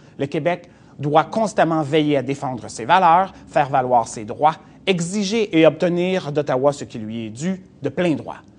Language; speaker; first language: French; native; French